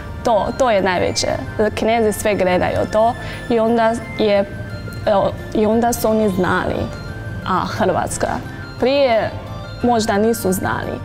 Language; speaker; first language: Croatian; non-native, learner; Chinese